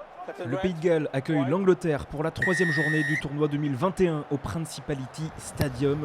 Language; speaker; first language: French; native; French